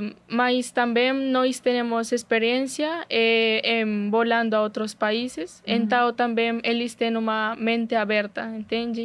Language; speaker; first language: Portuguese; non-native, learner; Spanish